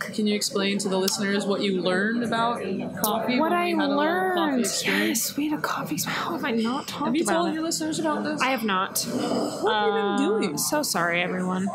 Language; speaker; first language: English; native; English